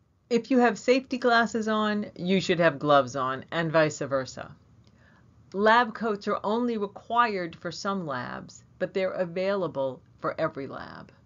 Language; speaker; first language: English; native; English